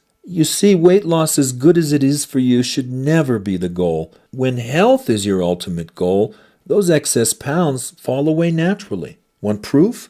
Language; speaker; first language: English; native; English